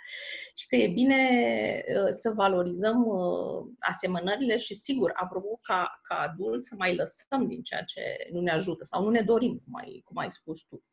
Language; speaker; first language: Romanian; native; Romanian